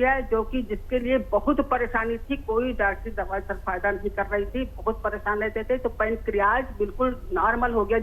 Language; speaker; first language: Hindi; native; Hindi